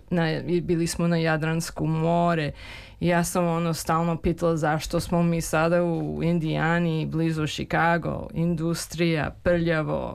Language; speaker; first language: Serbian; early bilingual, heritage; Serbian